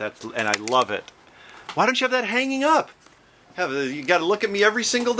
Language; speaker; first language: English; native; English